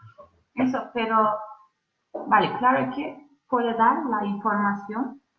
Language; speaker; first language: Spanish; non-native, learner; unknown